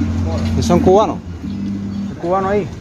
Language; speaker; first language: Spanish; native; Spanish